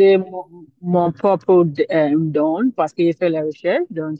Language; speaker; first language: French; non-native, learner; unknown